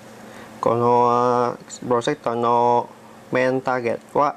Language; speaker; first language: Japanese; non-native, learner; Vietnamese